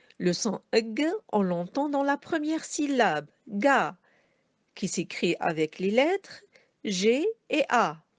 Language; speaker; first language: French; non-native, local second language; Arabic